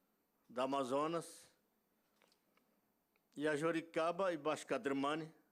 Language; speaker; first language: Portuguese; non-native, local second language; Yanomámi